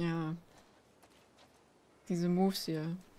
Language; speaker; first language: German; native; German